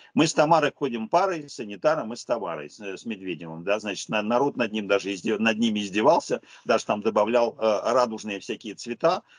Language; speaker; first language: Russian; native; Russian